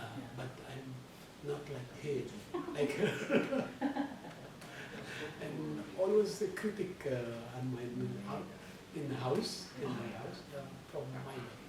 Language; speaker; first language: English; non-native, learner; Sundanese